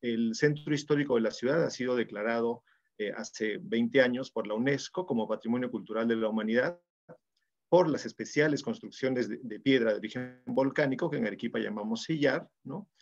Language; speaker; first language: Spanish; native; Spanish